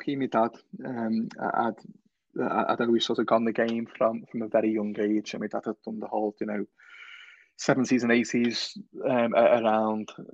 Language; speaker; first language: English; native; English